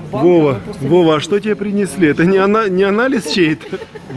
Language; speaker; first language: Russian; native; Russian